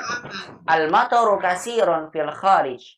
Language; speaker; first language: Arabic; non-native, fluent; Indonesian